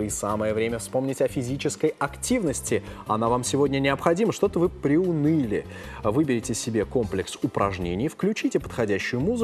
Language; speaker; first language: Russian; native; Russian